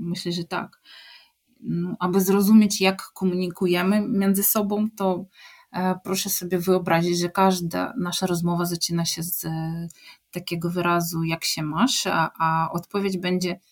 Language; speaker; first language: Polish; non-native, fluent; Ukrainian